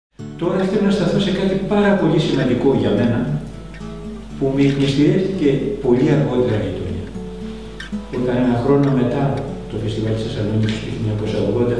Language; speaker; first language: Greek; native; Greek